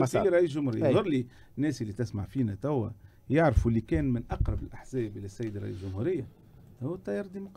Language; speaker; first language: Arabic; native; Arabic